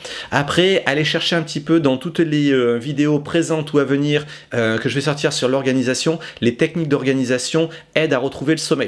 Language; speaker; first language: French; native; French